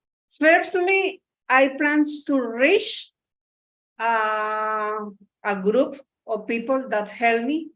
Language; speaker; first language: English; non-native, learner; Spanish